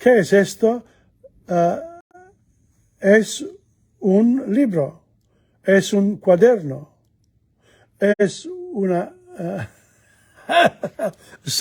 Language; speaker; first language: Spanish; non-native, learner; Italian